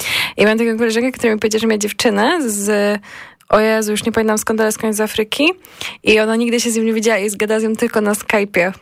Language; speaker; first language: Polish; native; Polish